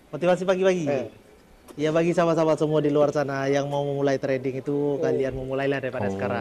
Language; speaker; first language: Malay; early bilingual, heritage; Indonesian